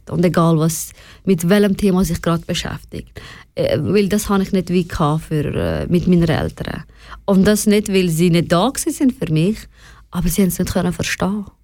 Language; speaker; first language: German; early bilingual, other home language; Persian